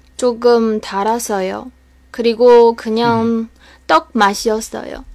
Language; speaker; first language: Korean; non-native, fluent; Chinese